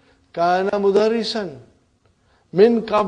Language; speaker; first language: Arabic; non-native, fluent; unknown